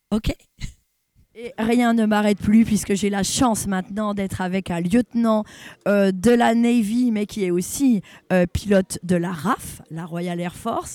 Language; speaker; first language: French; native; French